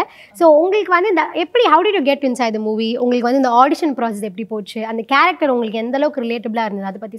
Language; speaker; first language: Tamil; native; Tamil